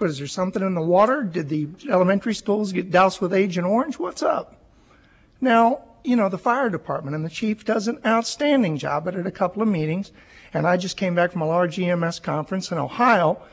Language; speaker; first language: English; native; English